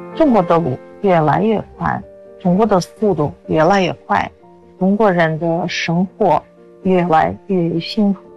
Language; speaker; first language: Chinese; non-native, fluent; Russian